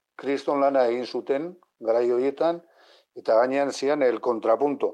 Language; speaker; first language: Basque; non-native, local second language; Spanish